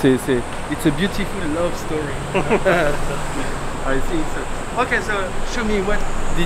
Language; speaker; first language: English; non-native, learner; French